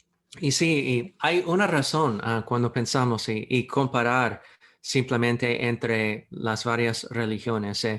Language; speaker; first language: Spanish; non-native, fluent; English